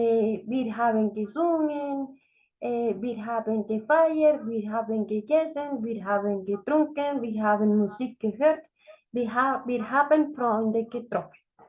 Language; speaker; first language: German; non-native, fluent; Spanish